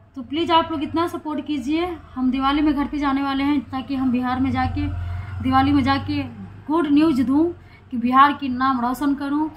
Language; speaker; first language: Hindi; native; Hindi